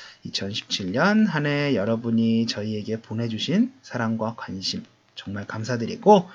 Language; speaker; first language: Korean; native; Korean